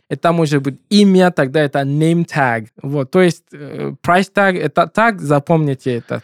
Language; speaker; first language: Russian; non-native, learner; English